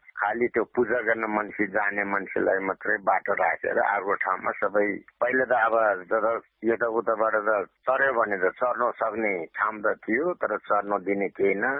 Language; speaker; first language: Nepali; non-native, local second language; Gurung